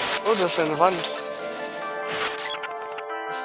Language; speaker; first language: German; native; German